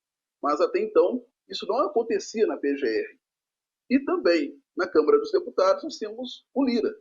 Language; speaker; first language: Portuguese; native; Portuguese